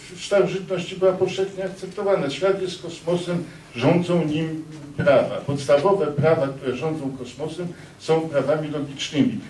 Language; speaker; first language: Polish; native; Polish